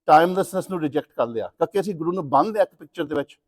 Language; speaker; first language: Punjabi; early bilingual, other home language; English